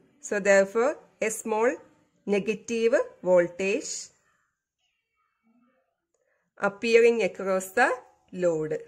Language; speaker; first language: English; non-native, local second language; Malayalam